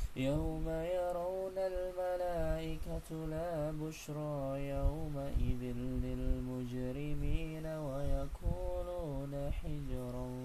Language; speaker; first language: Arabic; non-native, learner; Indonesian